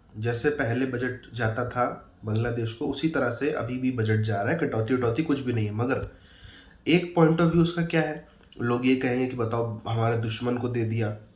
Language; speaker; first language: Hindi; native; Hindi